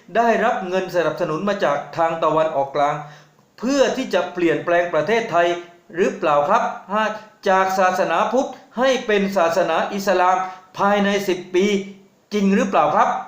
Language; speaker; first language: Thai; native; Thai